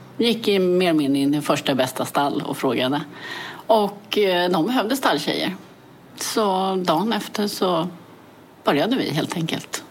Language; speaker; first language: Swedish; early bilingual, other home language; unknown